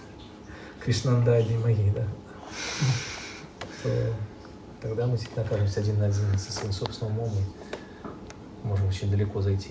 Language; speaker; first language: Russian; native; Russian